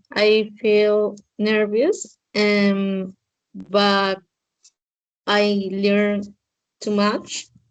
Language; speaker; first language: English; non-native, learner; Spanish